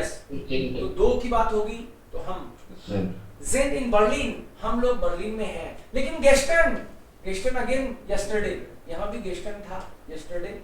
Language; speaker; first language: Hindi; native; Hindi